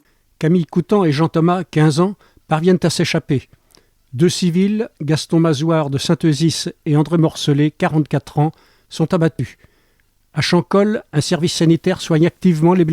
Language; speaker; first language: French; native; French